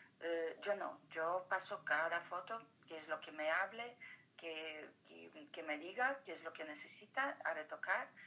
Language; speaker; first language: Spanish; non-native, fluent; Polish